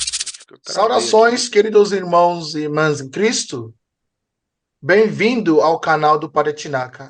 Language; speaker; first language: Portuguese; non-native, fluent; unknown